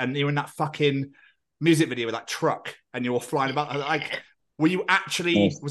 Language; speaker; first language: English; native; English